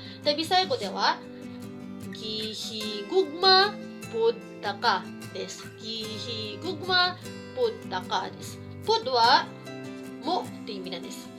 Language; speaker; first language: Japanese; non-native, fluent; Cebuano